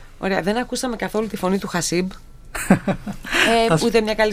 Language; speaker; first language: Greek; native; Greek